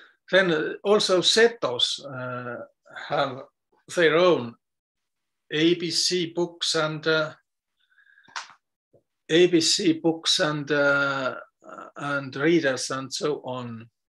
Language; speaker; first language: English; non-native, fluent; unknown